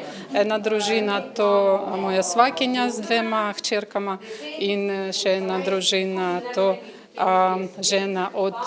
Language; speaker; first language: Slovenian; non-native, learner; Ukrainian